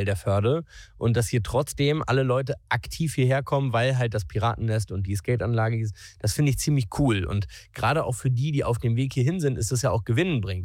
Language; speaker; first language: German; native; German